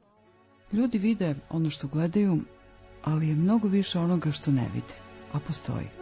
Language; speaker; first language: Bosnian; native; Bosnian